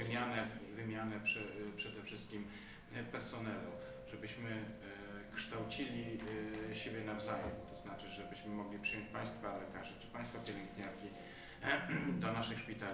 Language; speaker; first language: Polish; native; Polish